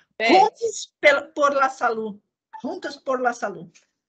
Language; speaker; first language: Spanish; non-native, learner; Portuguese